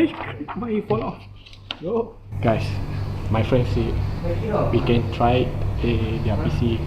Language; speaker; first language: English; non-native, local second language; Malay